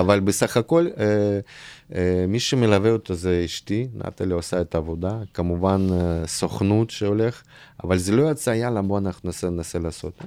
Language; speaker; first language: Hebrew; non-native, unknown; Russian